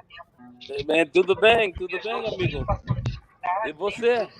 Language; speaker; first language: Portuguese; non-native, learner; English